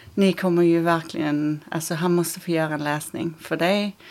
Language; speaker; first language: Swedish; early bilingual, other home language; English